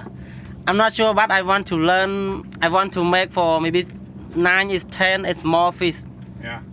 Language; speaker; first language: English; non-native, learner; Khmer